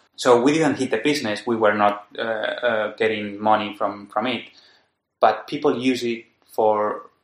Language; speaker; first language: English; non-native, fluent; Spanish